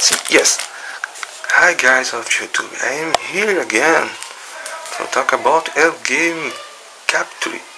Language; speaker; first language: English; non-native, learner; Portuguese